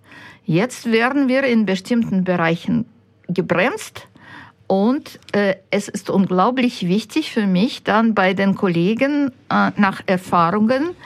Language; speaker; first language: German; non-native, fluent; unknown